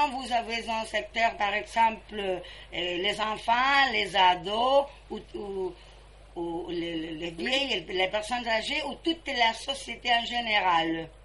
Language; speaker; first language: French; non-native, fluent; Spanish